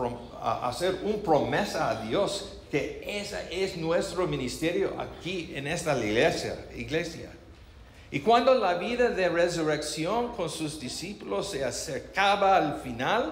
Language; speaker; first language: Spanish; non-native, learner; English